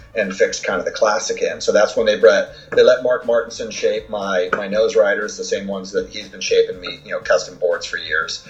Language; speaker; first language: English; native; English